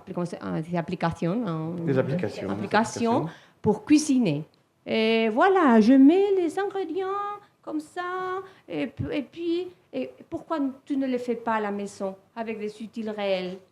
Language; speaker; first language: French; non-native, fluent; Spanish